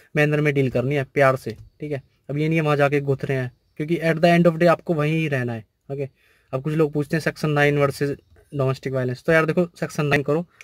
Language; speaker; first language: Hindi; native; Hindi